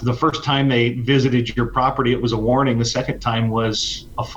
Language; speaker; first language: English; native; English